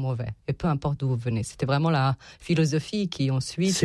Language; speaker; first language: French; non-native, fluent; Serbian